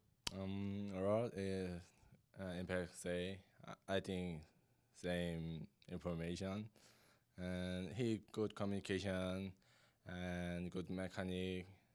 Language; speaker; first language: English; non-native, learner; Korean